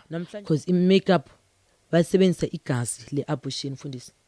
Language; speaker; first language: Zulu; non-native, local second language; Venda